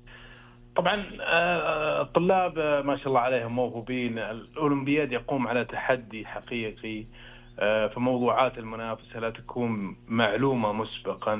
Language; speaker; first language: Arabic; native; Arabic